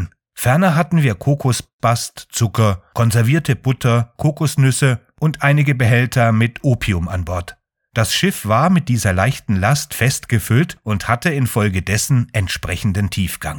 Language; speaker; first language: German; native; German